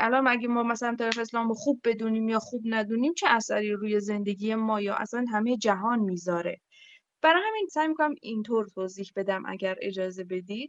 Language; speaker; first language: Persian; non-native, local second language; Kurdish